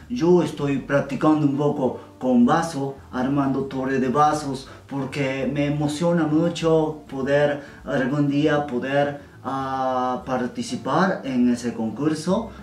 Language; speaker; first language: Spanish; non-native, learner; Japanese